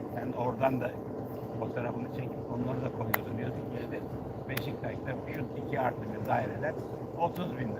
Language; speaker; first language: Turkish; native; Turkish